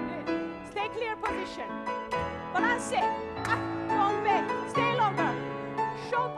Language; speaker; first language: English; non-native, learner; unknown